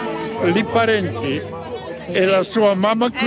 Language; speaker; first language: Italian; non-native, learner; Croatian